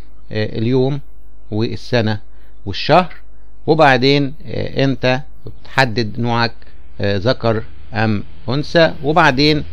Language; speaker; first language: Arabic; native; Arabic